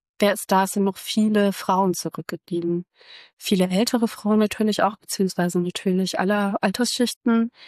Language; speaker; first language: German; early bilingual, other home language; Croatian